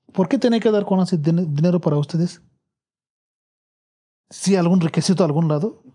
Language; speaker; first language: Spanish; non-native, learner; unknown